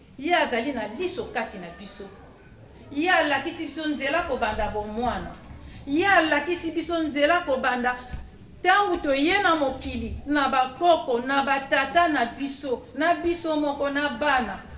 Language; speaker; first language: Lingala; non-native, local second language; Kongo